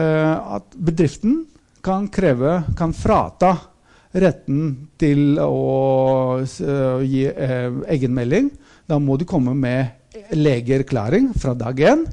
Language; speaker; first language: Norwegian; non-native, fluent; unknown